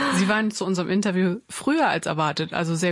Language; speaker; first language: German; native; German